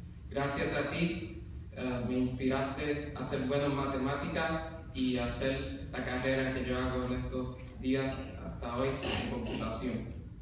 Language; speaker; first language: Spanish; early bilingual, other home language; English